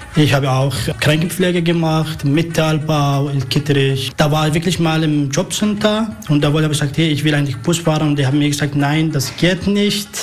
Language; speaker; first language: German; non-native, learner; Arabic